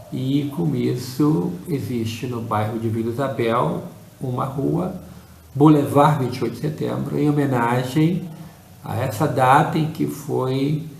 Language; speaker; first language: Portuguese; native; Portuguese